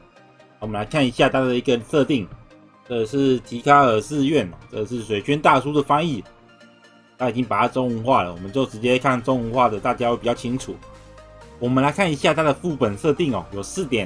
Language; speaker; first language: Chinese; native; Chinese